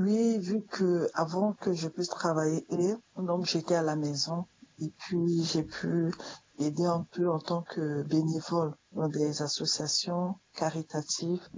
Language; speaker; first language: French; non-native, local second language; Sango